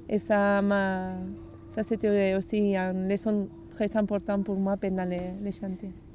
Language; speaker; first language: French; non-native, learner; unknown